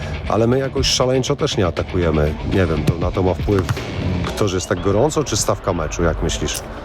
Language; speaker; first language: Polish; native; Polish